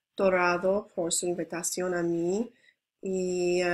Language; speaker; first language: Spanish; non-native, learner; English